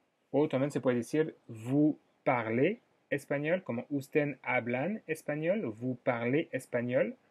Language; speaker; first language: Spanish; non-native, fluent; French